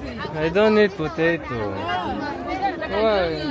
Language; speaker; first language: English; non-native, learner; French